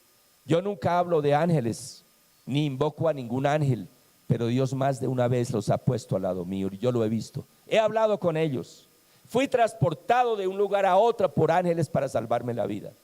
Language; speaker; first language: Spanish; native; Spanish